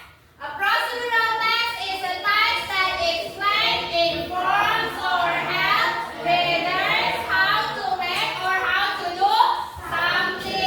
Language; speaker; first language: English; non-native, learner; Indonesian